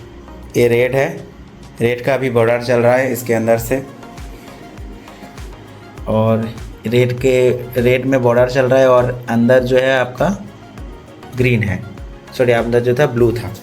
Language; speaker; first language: Hindi; non-native, local second language; Odia